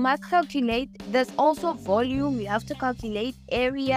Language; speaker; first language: English; non-native, local second language; Southern Sotho